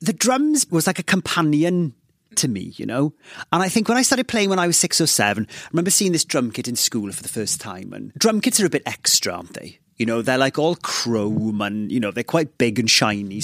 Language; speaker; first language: English; non-native, local second language; Welsh